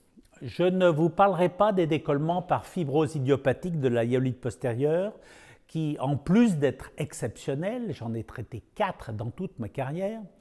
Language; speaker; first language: French; native; French